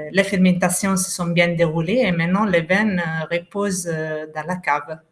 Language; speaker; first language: French; non-native, fluent; Italian